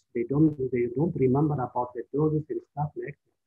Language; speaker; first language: English; non-native, fluent; Amharic